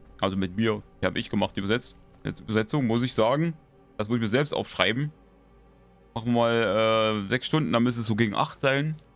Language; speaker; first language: German; native; German